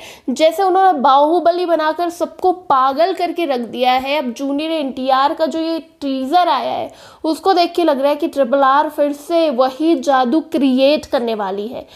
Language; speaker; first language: Hindi; native; Hindi